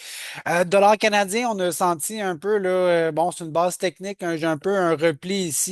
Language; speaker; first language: French; native; French